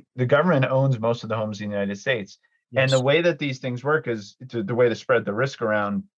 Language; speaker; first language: English; early bilingual, other home language; Greek